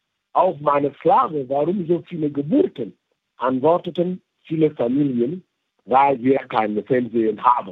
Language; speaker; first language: German; non-native, fluent; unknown